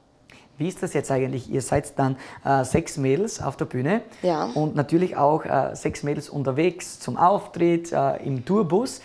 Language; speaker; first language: German; native; German